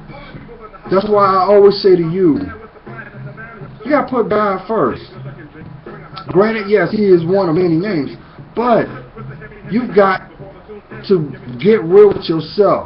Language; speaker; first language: English; native; English